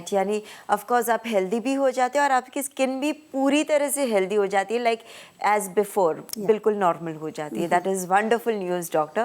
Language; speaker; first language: Hindi; native; Hindi